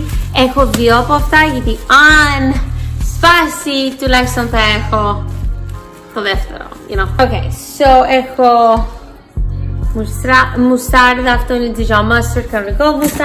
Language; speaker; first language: Greek; early bilingual, heritage; English